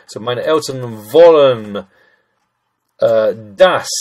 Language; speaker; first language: German; non-native, fluent; English